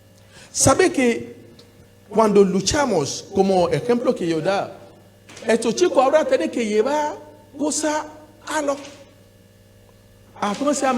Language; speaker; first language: Spanish; non-native, learner; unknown